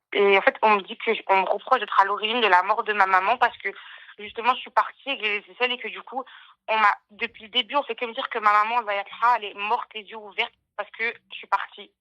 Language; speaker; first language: French; native; French